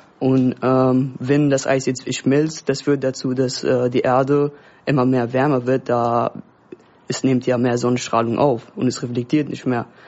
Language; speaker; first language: German; non-native, fluent; Persian